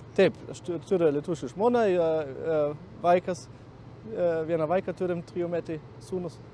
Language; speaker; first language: Lithuanian; non-native, learner; German